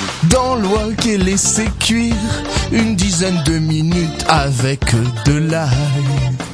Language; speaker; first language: French; native; French